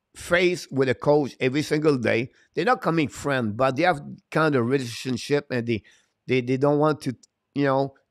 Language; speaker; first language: English; non-native, fluent; French